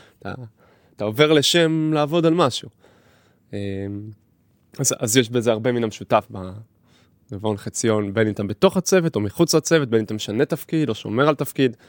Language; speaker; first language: Hebrew; native; Hebrew